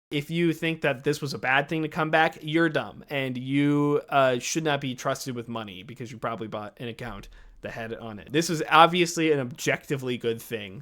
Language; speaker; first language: English; native; English